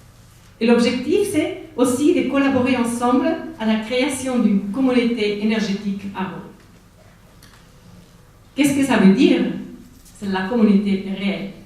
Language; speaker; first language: French; non-native, fluent; Spanish